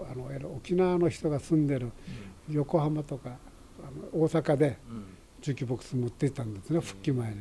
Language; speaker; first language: Japanese; native; Japanese